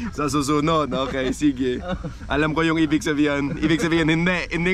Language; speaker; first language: Filipino; non-native, learner; English